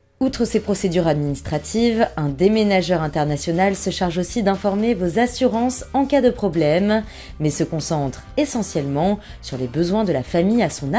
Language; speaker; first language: French; native; French